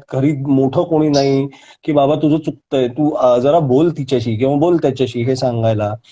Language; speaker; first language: Marathi; native; Marathi